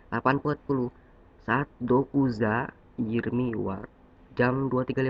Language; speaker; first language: Turkish; non-native, learner; Indonesian